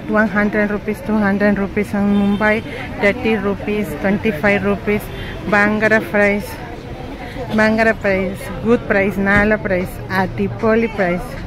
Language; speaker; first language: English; non-native, learner; Spanish